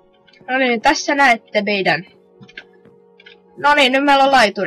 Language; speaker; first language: Finnish; native; Finnish